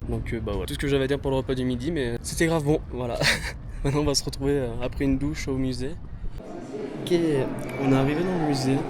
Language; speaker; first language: French; native; French